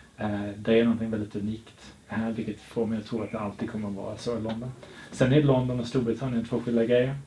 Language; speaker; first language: Swedish; native; Swedish